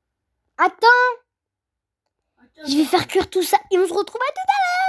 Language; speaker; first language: French; native; French